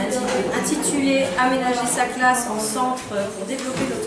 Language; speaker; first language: French; native; French